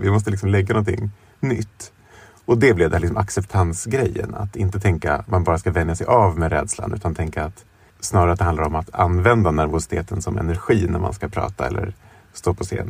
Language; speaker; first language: Swedish; native; Swedish